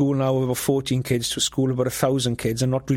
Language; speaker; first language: English; non-native, local second language; Welsh